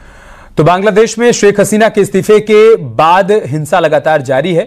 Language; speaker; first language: Hindi; native; Hindi